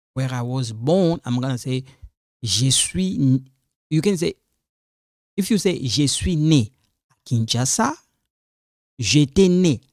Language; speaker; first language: English; non-native, fluent; Lingala